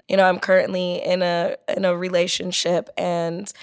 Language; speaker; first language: English; native; English